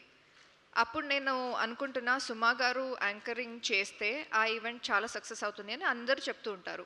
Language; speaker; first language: Telugu; non-native, learner; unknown